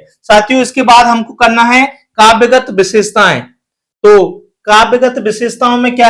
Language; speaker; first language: Hindi; native; Hindi